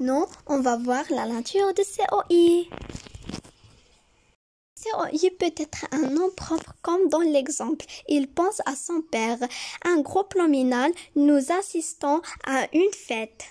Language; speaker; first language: French; non-native, local second language; Arabic